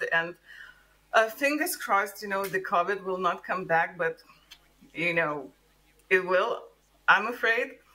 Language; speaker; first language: English; non-native, fluent; Lithuanian